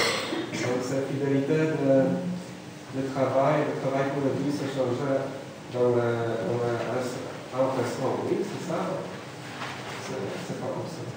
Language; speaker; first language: French; non-native, learner; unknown